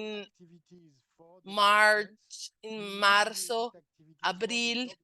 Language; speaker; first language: Spanish; non-native, fluent; Portuguese